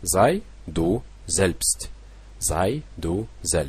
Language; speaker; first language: German; non-native, fluent; Russian